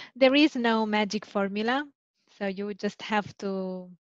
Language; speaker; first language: English; non-native, fluent; Romanian